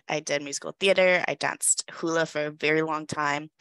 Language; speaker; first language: English; native; English